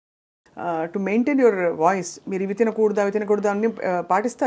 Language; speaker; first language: Telugu; native; Telugu